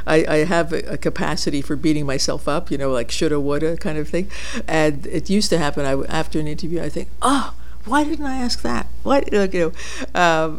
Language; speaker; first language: English; native; English